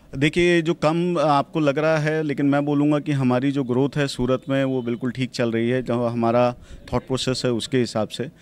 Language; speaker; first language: Hindi; non-native, local second language; Gujarati